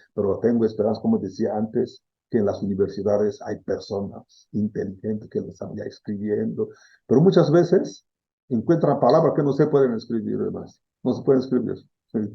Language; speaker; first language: Spanish; non-native, fluent; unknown